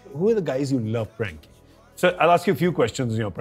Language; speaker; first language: English; non-native, local second language; Hindi